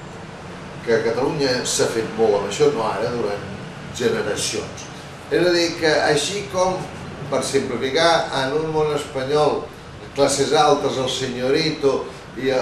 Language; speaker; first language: Catalan; native; Catalan